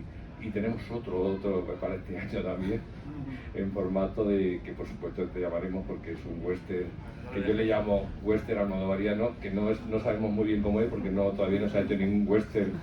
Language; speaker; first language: Spanish; native; Spanish